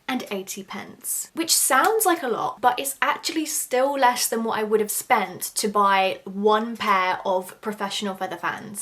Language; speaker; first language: English; native; English